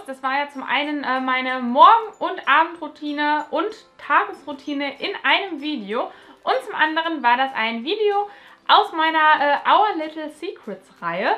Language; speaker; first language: German; native; German